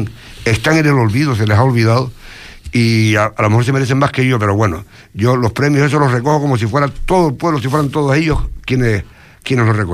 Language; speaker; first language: Spanish; native; Spanish